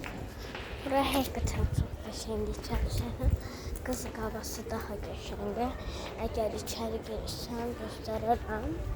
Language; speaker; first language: Turkish; non-native, learner; Azerbaijani